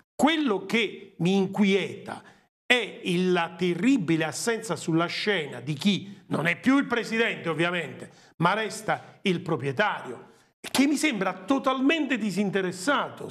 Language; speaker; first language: Italian; native; Italian